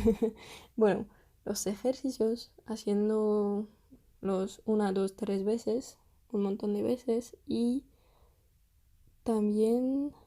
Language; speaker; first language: Spanish; non-native, fluent; French